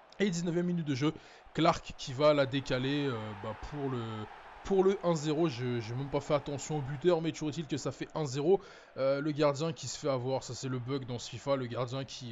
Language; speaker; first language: French; native; French